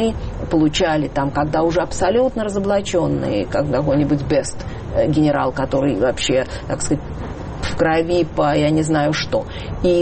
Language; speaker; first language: Russian; native; Russian